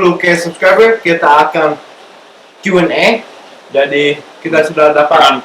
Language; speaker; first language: Indonesian; non-native, local second language; English